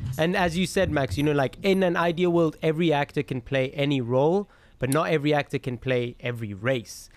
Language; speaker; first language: English; native; English